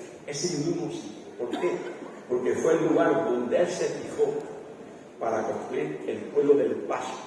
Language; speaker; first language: Spanish; native; Spanish